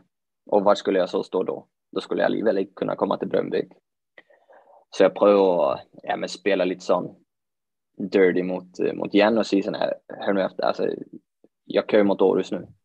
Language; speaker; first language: Swedish; native; Swedish